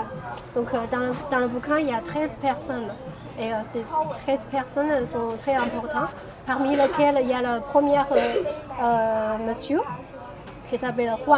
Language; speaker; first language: French; non-native, fluent; Chinese